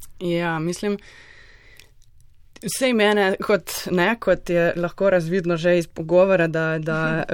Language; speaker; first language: Slovenian; native; Slovenian